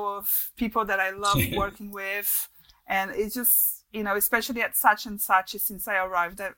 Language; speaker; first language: English; non-native, fluent; Portuguese